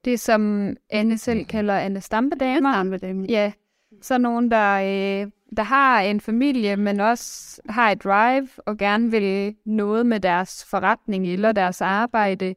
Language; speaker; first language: Danish; native; Danish